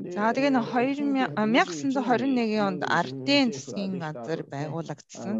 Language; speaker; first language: Mongolian; non-native, fluent; Japanese